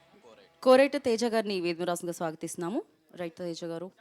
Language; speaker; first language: Telugu; native; Telugu